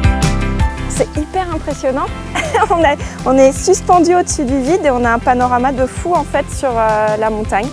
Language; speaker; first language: French; native; French